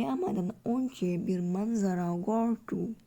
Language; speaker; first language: Turkish; non-native, learner; Indonesian